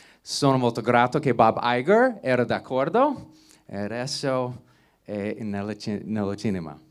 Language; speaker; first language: Italian; non-native, learner; English